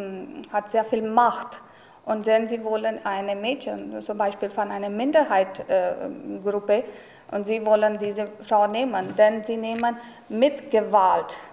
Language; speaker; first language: German; non-native, learner; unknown